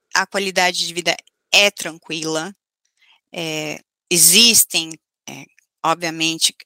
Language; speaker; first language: Portuguese; native; Portuguese